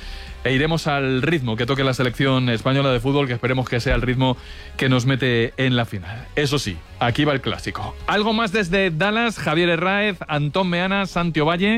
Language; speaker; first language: Spanish; native; Spanish